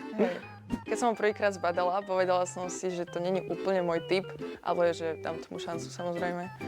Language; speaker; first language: Slovak; early bilingual, other home language; Ukrainian